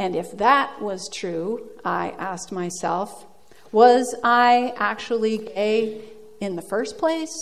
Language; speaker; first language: English; early bilingual, other home language; Dutch